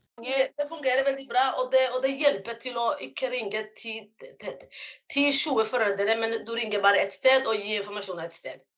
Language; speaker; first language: Norwegian; non-native, fluent; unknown